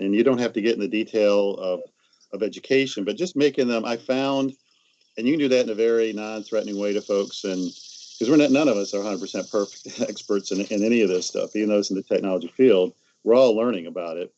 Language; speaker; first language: English; native; English